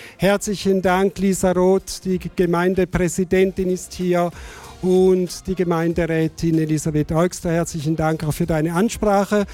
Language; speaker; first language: German; native; German